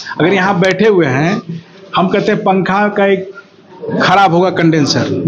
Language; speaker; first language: Hindi; native; Hindi